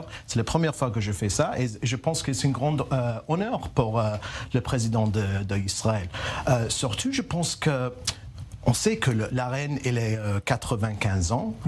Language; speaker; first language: French; non-native, learner; English